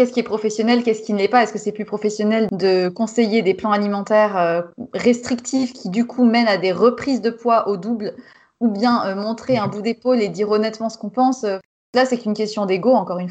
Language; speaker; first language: French; native; French